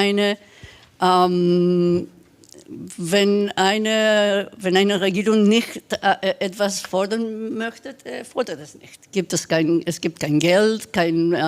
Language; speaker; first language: German; non-native, fluent; Spanish